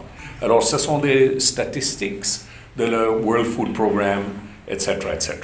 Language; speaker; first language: French; non-native, fluent; Urdu